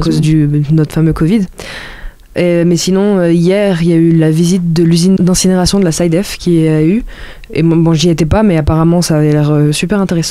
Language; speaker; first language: French; native; French